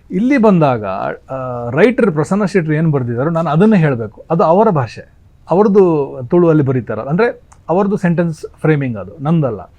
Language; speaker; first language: Kannada; non-native, local second language; Tulu